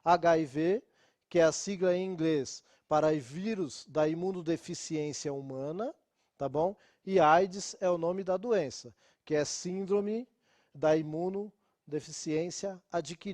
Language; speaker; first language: Portuguese; native; Portuguese